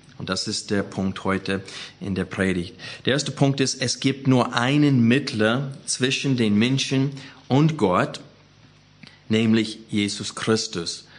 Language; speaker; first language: German; non-native, fluent; English